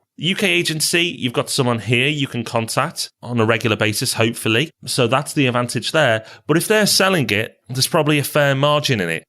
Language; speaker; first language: English; native; English